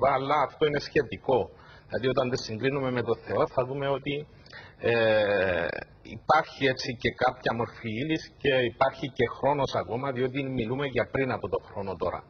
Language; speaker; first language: Greek; native; Greek